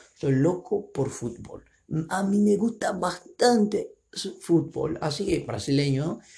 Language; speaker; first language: Spanish; non-native, fluent; Portuguese